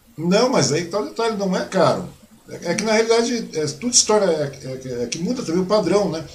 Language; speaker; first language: Portuguese; early bilingual, other home language; Chinese